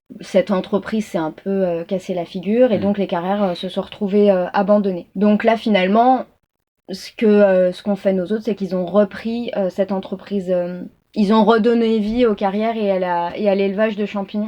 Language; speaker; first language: French; native; French